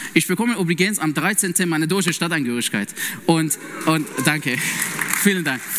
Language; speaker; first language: German; non-native, fluent; Persian